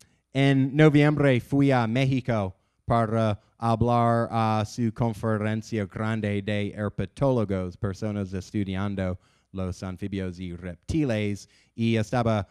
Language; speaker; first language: Spanish; non-native, learner; English